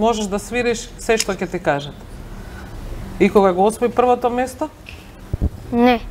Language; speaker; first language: Macedonian; native; Macedonian